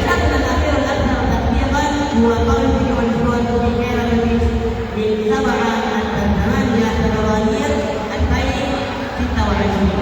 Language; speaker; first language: Arabic; non-native, learner; Indonesian